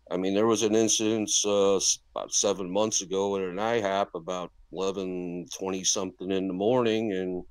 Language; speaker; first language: English; native; English